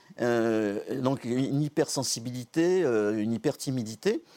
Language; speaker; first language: French; native; French